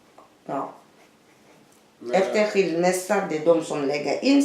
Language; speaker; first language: Swedish; non-native, fluent; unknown